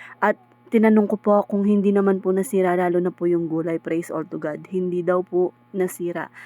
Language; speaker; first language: Filipino; native; Filipino